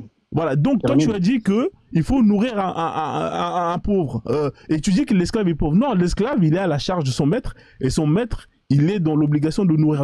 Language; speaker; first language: French; native; French